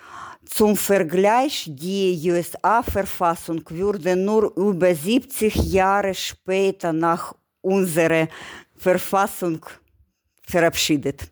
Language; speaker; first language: German; non-native, learner; Ukrainian